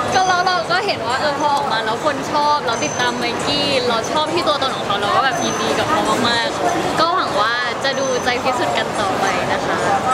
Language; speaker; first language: Thai; native; Thai